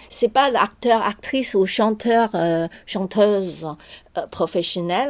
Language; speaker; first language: French; non-native, fluent; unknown